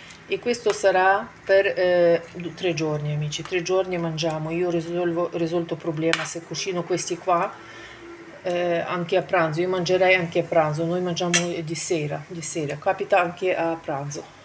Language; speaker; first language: Italian; non-native, fluent; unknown